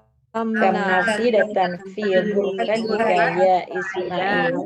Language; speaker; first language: Arabic; non-native, learner; Indonesian